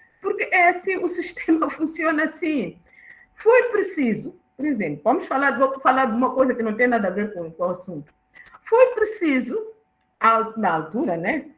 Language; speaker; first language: Portuguese; non-native, local second language; Tsonga